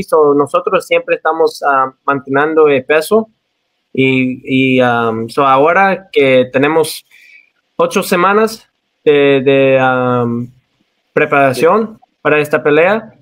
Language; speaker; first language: Spanish; early bilingual, heritage; Spanish